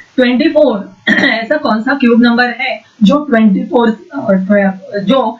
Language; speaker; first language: Hindi; non-native, local second language; Marathi